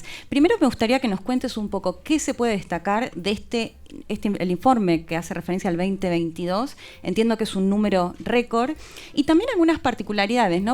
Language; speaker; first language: Spanish; native; Spanish